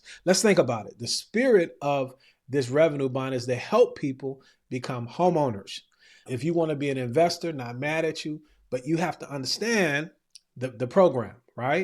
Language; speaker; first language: English; native; English